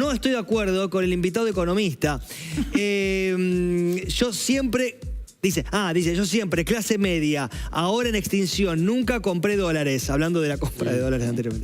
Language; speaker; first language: Spanish; native; Spanish